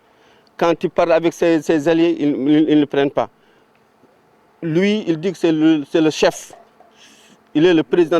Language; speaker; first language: French; non-native, local second language; Fula